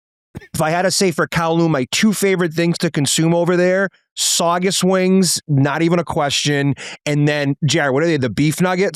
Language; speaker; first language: English; native; English